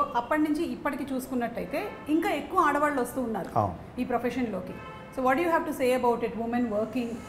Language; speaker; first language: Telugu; native; Telugu